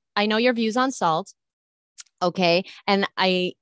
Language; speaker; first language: English; early bilingual, other home language; Italian